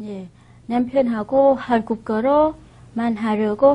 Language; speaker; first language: Korean; non-native, learner; Vietnamese